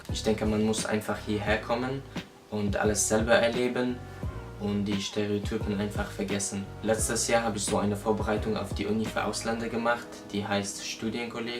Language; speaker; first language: German; non-native, fluent; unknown